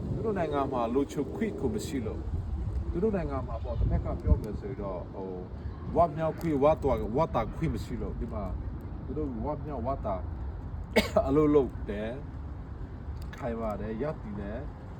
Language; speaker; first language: Burmese; non-native, local second language; Hakha Chin